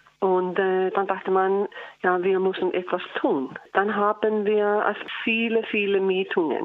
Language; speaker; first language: German; non-native, learner; Icelandic